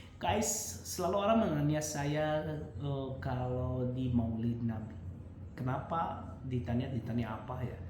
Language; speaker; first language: Indonesian; non-native, fluent; Arabic